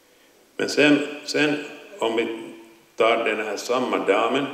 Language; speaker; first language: Swedish; non-native, local second language; Finnish